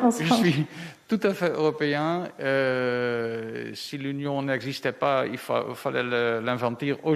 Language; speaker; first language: French; non-native, fluent; Dutch